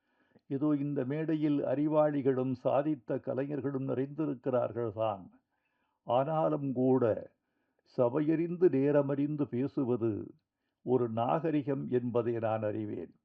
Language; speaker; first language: Tamil; native; Tamil